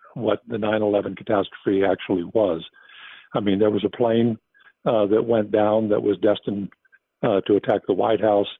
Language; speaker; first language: English; native; English